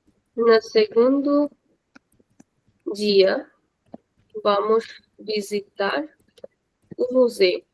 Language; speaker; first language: Portuguese; non-native, fluent; Hindi